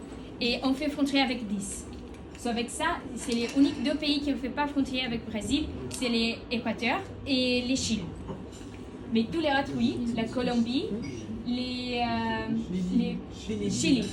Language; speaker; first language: French; non-native, learner; Portuguese